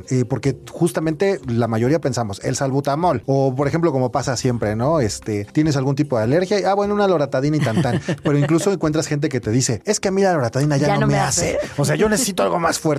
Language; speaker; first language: Spanish; native; Spanish